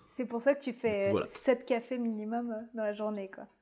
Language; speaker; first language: French; native; French